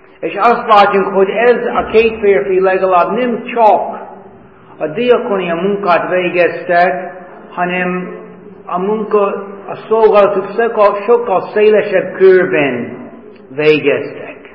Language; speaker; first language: Hungarian; non-native, fluent; English